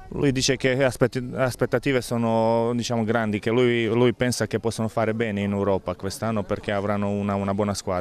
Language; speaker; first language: Italian; non-native, learner; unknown